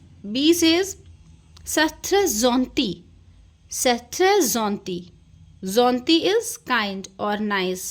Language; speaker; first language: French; non-native, fluent; Hindi